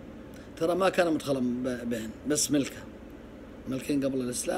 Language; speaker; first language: Arabic; native; Arabic